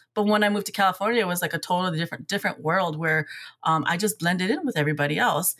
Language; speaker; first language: English; early bilingual, other home language; Hmong